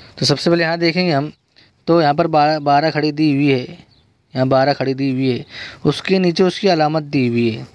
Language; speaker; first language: Hindi; non-native, local second language; Urdu